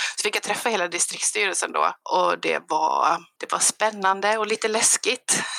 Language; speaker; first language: Swedish; native; Swedish